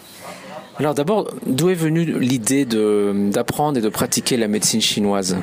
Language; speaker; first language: French; native; French